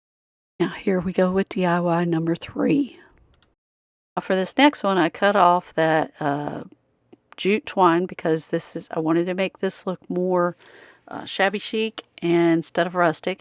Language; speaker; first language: English; native; English